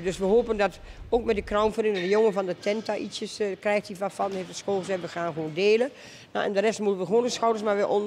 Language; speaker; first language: Dutch; native; Dutch